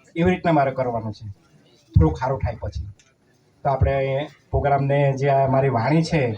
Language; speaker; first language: Gujarati; non-native, local second language; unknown